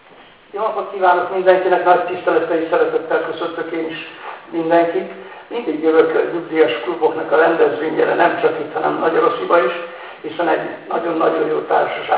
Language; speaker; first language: Hungarian; native; Hungarian